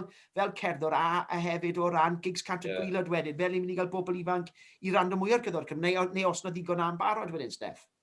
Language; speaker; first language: Welsh; native; Welsh